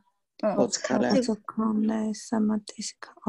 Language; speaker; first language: Japanese; non-native, fluent; Chinese